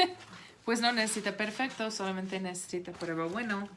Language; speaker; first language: Spanish; non-native, learner; English